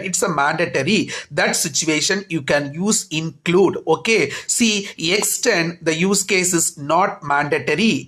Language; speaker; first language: English; non-native, local second language; Tamil